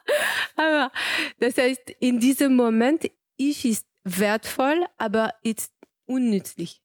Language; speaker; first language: German; non-native, fluent; French